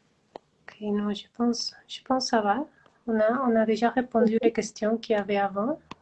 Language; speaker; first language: French; non-native, fluent; Spanish